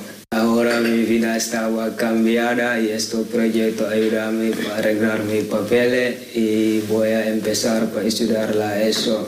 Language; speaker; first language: Spanish; non-native, learner; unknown